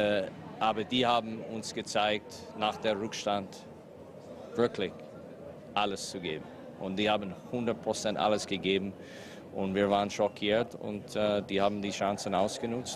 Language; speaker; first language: German; non-native, fluent; English